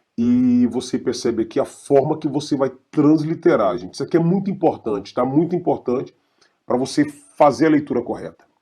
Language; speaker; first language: Portuguese; native; Portuguese